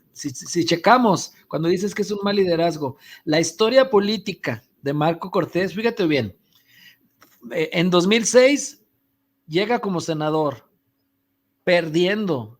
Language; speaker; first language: Spanish; native; Spanish